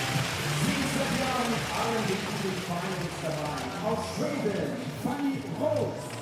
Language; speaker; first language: German; native; German